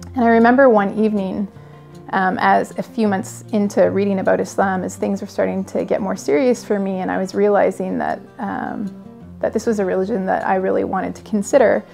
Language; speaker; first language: English; native; English